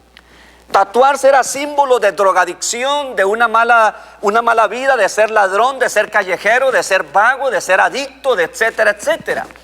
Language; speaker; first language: Spanish; native; Spanish